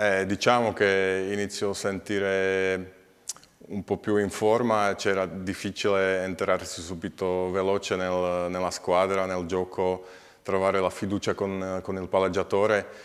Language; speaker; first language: Italian; non-native, learner; Slovak